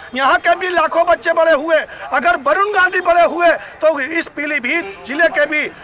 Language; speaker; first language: Hindi; native; Hindi